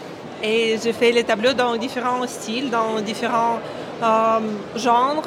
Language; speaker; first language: French; non-native, learner; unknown